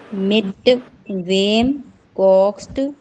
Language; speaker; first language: German; non-native, learner; Hindi